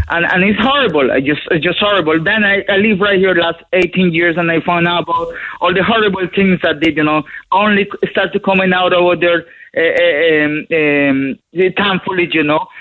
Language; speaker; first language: English; non-native, fluent; Spanish